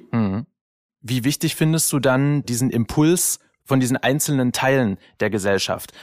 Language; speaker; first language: German; native; German